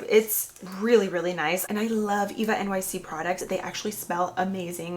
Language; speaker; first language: English; native; English